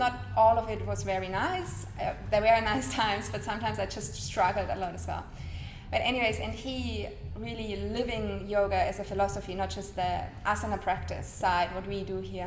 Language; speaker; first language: English; non-native, fluent; German